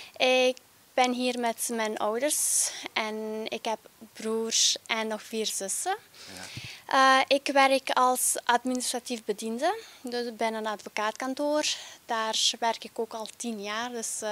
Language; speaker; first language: Dutch; early bilingual, other home language; Albanian